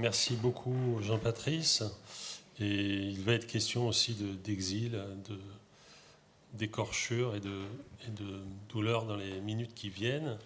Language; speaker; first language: French; native; French